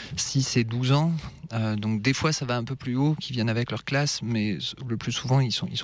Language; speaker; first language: French; native; French